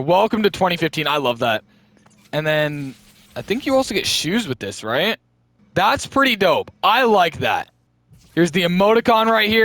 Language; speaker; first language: English; native; English